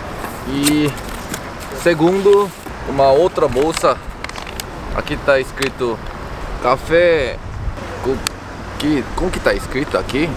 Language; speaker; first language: Portuguese; non-native, learner; Korean